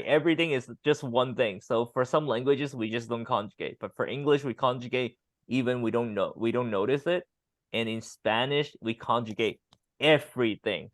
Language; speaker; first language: English; non-native, fluent; Chinese